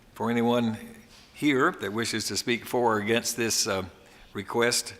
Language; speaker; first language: English; native; English